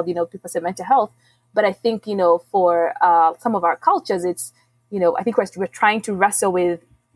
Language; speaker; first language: English; non-native, local second language; Ganda